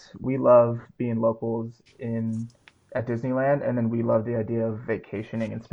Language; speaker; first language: English; native; English